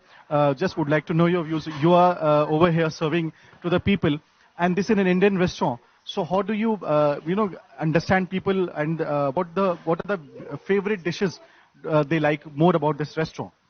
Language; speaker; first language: Hindi; native; Hindi